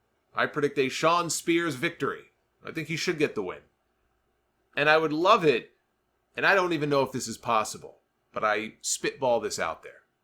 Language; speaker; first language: English; native; English